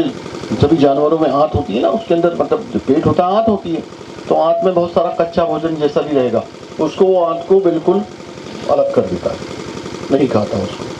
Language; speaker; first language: Hindi; native; Hindi